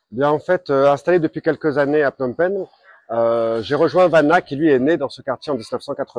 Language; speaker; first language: French; native; French